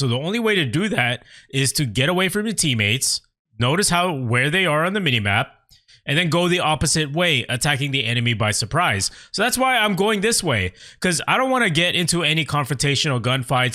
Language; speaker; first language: English; native; English